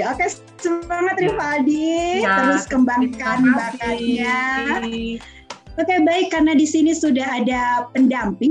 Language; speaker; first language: Indonesian; native; Indonesian